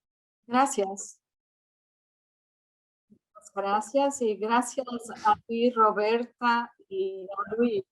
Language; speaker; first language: Spanish; non-native, fluent; Italian